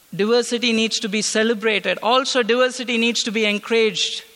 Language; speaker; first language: English; non-native, local second language; Tamil